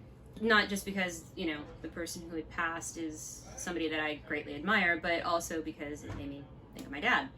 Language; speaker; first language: English; native; English